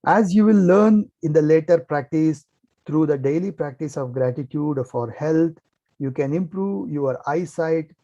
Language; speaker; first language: English; non-native, local second language; Kannada